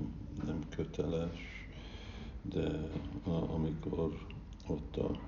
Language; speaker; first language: Hungarian; early bilingual, heritage; Hungarian